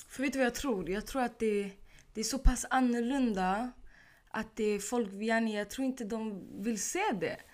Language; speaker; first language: Swedish; early bilingual, other home language; Arabic